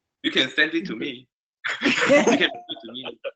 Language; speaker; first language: English; non-native, learner; Chinese